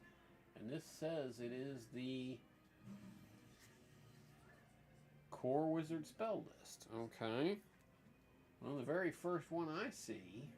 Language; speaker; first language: English; native; English